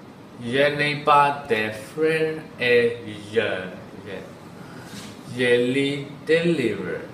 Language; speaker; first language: French; non-native, learner; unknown